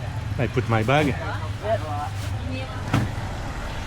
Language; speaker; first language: English; non-native, learner; French